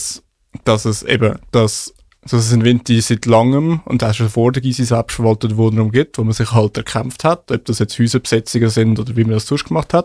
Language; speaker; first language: German; native; German